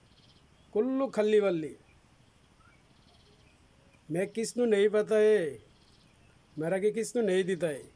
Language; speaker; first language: Hindi; non-native, learner; Bangla